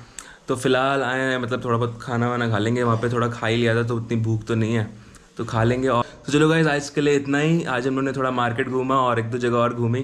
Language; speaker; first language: Hindi; native; Hindi